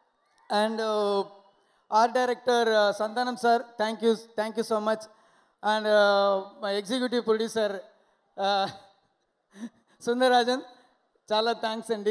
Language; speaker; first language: Telugu; non-native, learner; Tamil